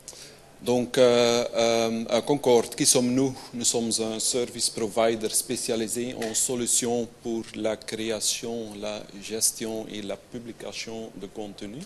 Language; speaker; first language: French; non-native, local second language; Dutch